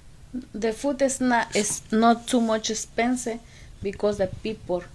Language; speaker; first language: English; non-native, learner; Spanish